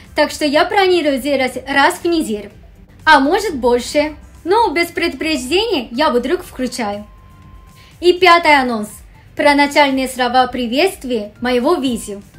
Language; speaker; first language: Russian; non-native, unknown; Japanese